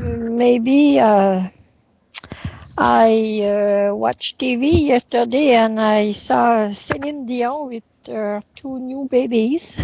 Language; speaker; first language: English; non-native, learner; French